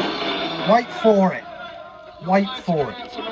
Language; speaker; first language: English; native; English